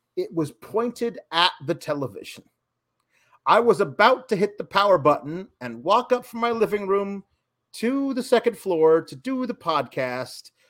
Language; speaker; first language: English; native; English